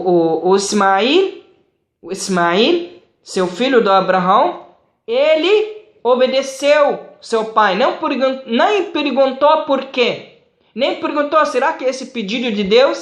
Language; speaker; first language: Portuguese; non-native, fluent; Arabic